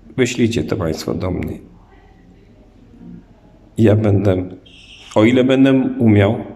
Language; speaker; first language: Polish; native; Polish